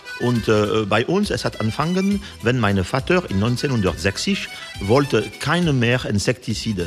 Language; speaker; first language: German; non-native, fluent; French